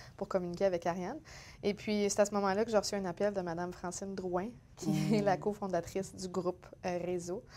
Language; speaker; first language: French; native; French